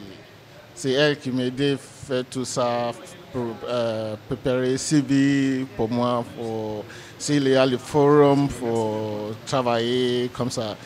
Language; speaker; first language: French; non-native, learner; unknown